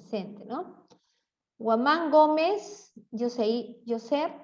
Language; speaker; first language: Spanish; native; Spanish